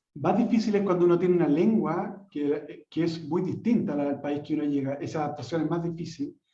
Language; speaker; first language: Spanish; native; Spanish